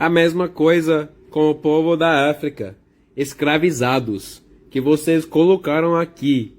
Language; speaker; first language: Portuguese; non-native, learner; English